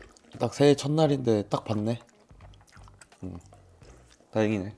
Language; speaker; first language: Korean; native; Korean